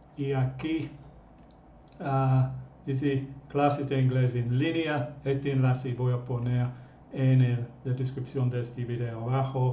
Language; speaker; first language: Spanish; non-native, fluent; English